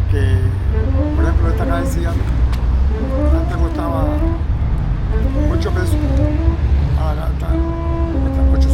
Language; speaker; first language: Spanish; native; Spanish